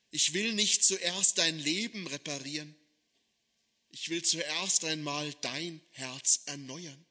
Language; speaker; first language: German; native; German